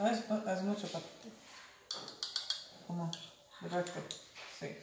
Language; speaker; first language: Spanish; non-native, learner; English